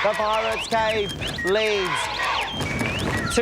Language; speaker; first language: English; native; English